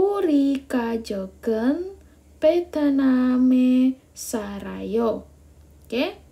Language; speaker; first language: Korean; non-native, learner; Indonesian